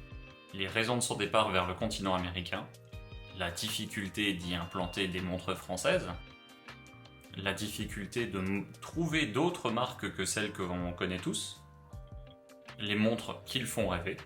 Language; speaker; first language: French; native; French